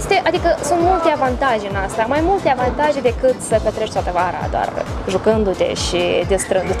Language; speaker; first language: Romanian; native; Romanian